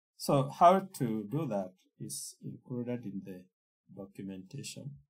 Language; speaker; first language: English; non-native, local second language; Kikuyu